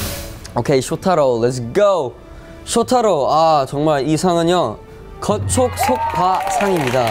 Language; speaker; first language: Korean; early bilingual, heritage; Korean